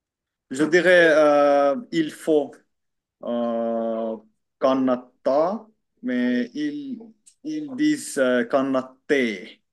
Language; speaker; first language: French; non-native, learner; Finnish